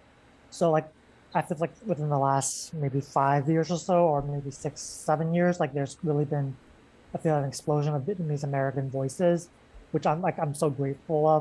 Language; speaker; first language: English; native; English